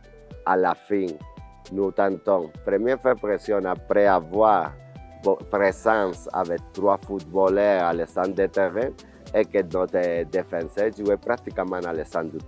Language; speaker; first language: French; non-native, learner; Spanish